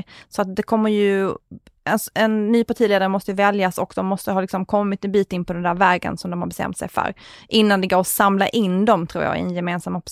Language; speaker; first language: Swedish; native; Swedish